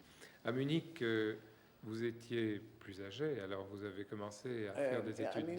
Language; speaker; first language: French; native; French